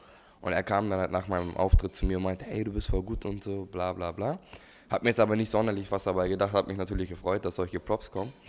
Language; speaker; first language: German; native; German